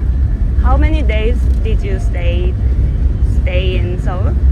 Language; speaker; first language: English; non-native, learner; Korean